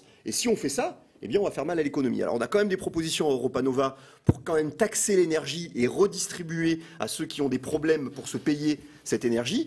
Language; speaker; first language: French; native; French